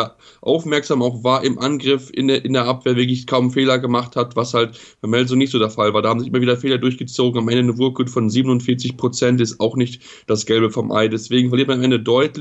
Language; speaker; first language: German; native; German